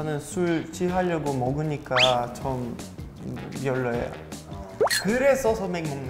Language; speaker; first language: Korean; non-native, learner; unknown